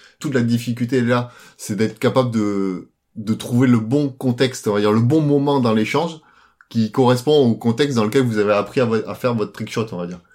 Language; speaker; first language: French; native; French